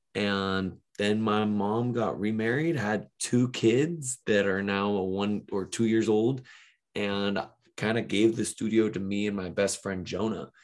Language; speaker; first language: English; native; English